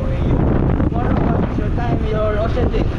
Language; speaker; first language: English; non-native, local second language; Cebuano